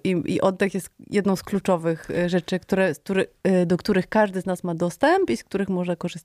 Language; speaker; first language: Polish; native; Polish